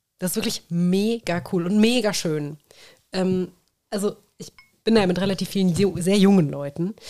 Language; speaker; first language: German; native; German